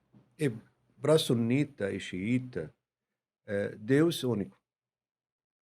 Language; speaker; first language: Portuguese; non-native, fluent; Arabic